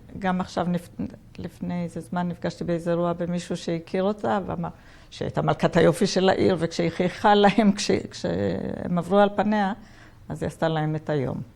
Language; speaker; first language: Hebrew; early bilingual, other home language; Polish